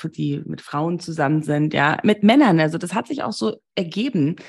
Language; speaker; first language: German; early bilingual, heritage; German